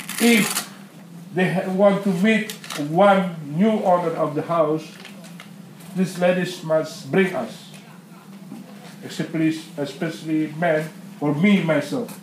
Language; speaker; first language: English; non-native, learner; Indonesian